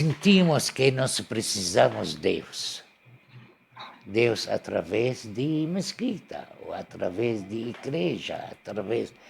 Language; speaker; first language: Portuguese; non-native, learner; Arabic